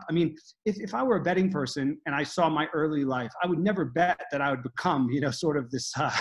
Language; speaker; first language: English; native; English